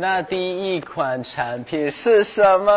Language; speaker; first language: Chinese; non-native, fluent; Thai